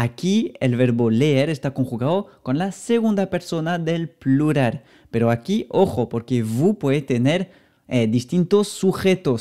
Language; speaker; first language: Spanish; non-native, fluent; French